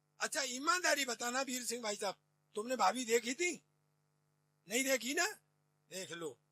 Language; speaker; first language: Hindi; native; Hindi